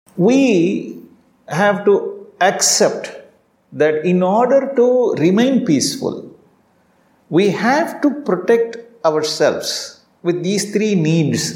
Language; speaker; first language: English; non-native, local second language; Tamil